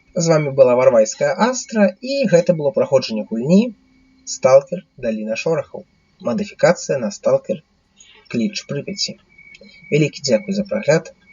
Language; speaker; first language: Belarusian; non-native, local second language; Russian